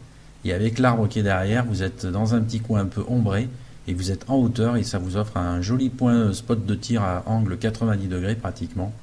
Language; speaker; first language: French; native; French